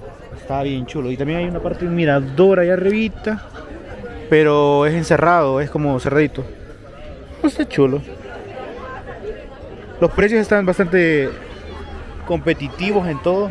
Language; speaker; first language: Spanish; native; Spanish